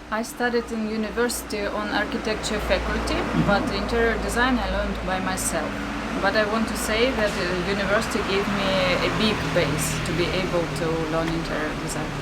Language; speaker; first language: English; non-native, fluent; Russian